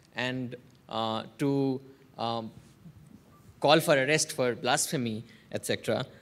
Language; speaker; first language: English; non-native, fluent; Somali